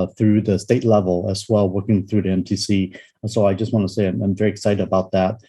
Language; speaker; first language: English; non-native, local second language; Cantonese